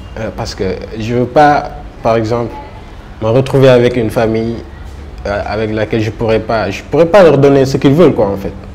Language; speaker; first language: French; non-native, local second language; Wolof